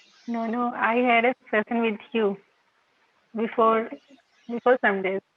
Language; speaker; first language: English; non-native, local second language; Hindi